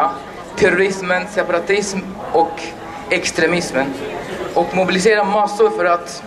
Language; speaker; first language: Swedish; non-native, learner; Uyghur